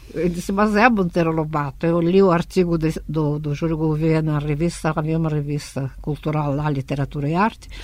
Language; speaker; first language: Portuguese; early bilingual, other home language; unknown